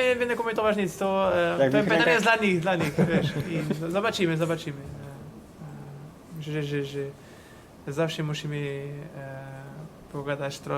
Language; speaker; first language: Polish; non-native, fluent; Portuguese